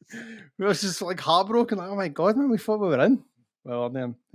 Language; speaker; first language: English; native; English